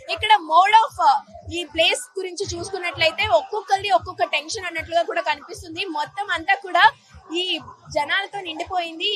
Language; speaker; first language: Telugu; native; Telugu